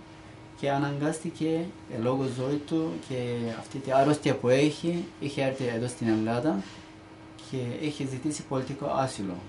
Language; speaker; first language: Greek; non-native, learner; Turkish